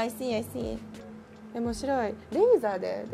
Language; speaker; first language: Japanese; non-native, learner; English